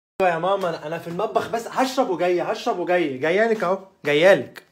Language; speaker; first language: Arabic; native; Arabic